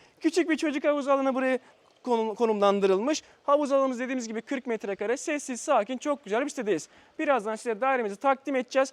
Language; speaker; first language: Turkish; native; Turkish